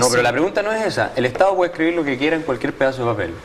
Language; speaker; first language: Spanish; native; Spanish